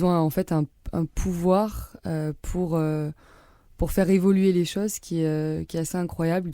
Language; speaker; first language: French; native; French